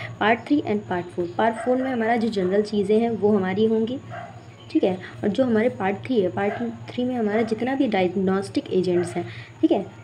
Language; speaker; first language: Hindi; native; Hindi